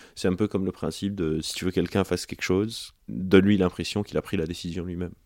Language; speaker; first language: French; non-native, local second language; Arabic